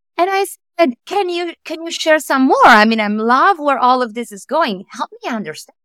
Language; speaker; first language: English; non-native, fluent; Italian